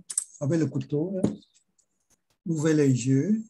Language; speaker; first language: French; non-native, learner; Chinese